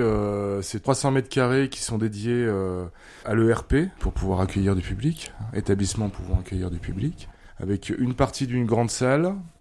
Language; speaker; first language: French; native; French